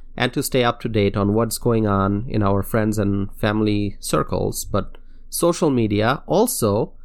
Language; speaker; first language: English; non-native, local second language; Bangla